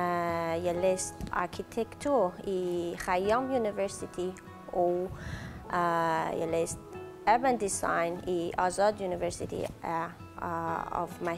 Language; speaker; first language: Danish; non-native, fluent; Persian